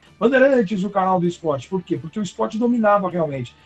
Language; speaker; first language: Portuguese; native; Portuguese